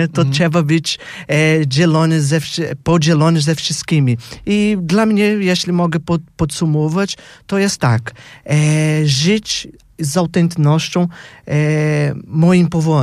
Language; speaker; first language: Polish; non-native, fluent; Portuguese